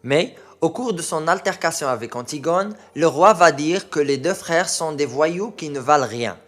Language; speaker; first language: French; non-native, local second language; Arabic